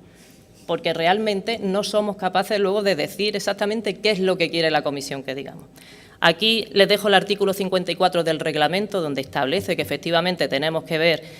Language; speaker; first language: Spanish; native; Spanish